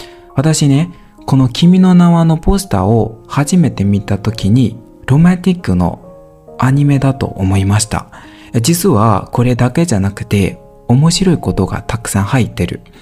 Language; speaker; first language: Japanese; non-native, learner; Burmese